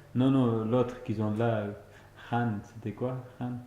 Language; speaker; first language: French; non-native, fluent; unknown